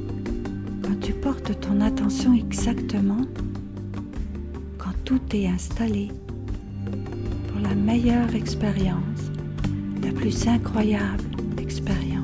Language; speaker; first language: French; native; French